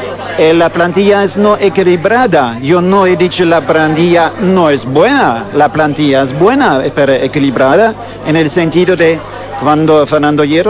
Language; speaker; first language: Spanish; non-native, fluent; German